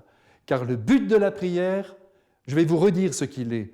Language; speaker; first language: French; native; French